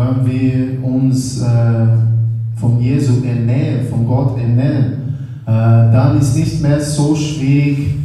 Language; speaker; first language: German; non-native, learner; Portuguese